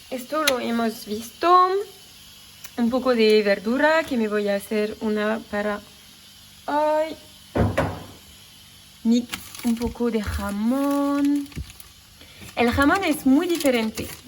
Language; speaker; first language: Spanish; non-native, fluent; French